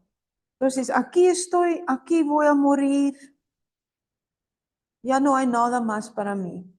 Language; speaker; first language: Spanish; non-native, fluent; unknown